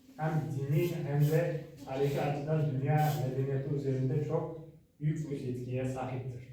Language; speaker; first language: Turkish; non-native, learner; Uzbek